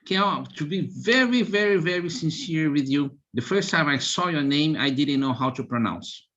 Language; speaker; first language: English; non-native, fluent; Portuguese